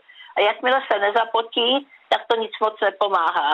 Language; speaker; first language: Czech; native; Czech